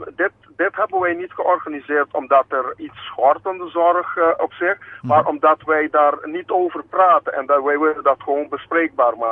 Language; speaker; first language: Dutch; non-native, local second language; Papiamento